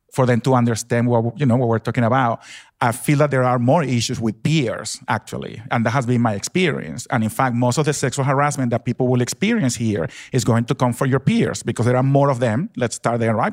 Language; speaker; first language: English; non-native, fluent; Spanish